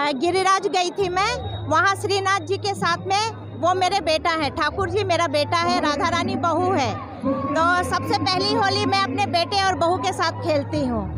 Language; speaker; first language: Hindi; non-native, local second language; Odia